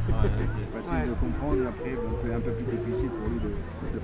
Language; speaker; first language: French; native; French